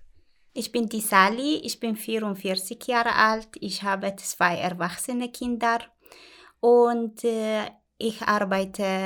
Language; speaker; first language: German; non-native, learner; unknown